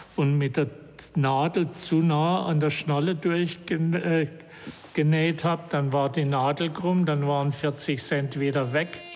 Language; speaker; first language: German; native; German